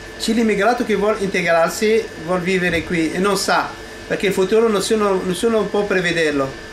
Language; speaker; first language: Italian; non-native, fluent; Arabic